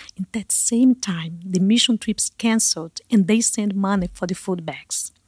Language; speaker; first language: English; non-native, learner; Portuguese